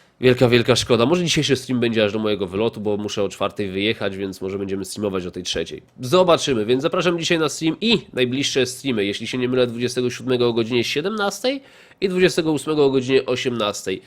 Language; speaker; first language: Polish; native; Polish